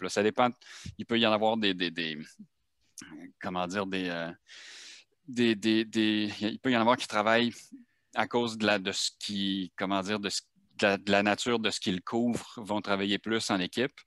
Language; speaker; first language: French; native; French